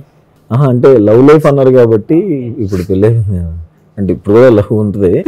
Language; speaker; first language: Telugu; native; Telugu